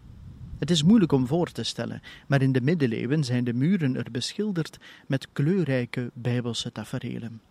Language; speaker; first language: Dutch; native; Dutch